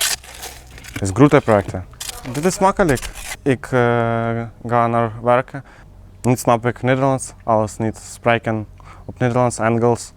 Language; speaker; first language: Dutch; non-native, learner; Ukrainian